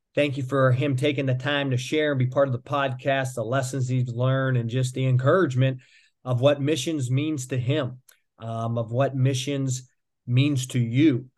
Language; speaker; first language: English; native; English